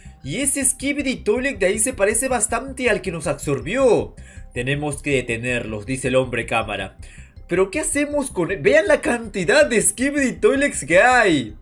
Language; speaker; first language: Spanish; native; Spanish